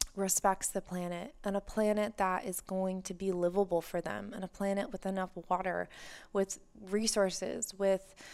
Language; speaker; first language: English; native; English